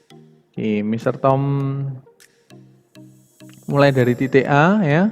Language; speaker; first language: Indonesian; native; Indonesian